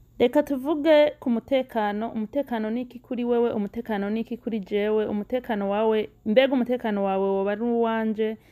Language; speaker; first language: Rundi; native; Rundi